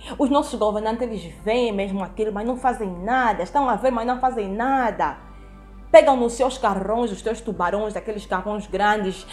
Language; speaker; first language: Portuguese; native; Portuguese